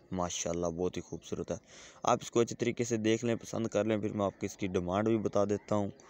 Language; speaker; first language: Urdu; non-native, local second language; Punjabi